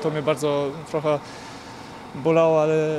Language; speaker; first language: Polish; non-native, fluent; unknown